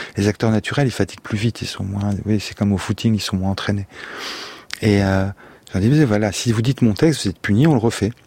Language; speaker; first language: French; native; French